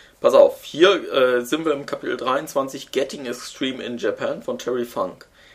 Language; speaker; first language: German; native; German